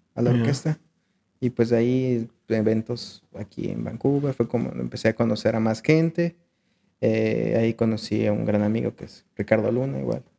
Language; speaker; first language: Spanish; native; Spanish